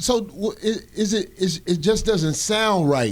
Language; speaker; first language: English; native; English